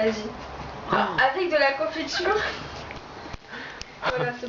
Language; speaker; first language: French; native; French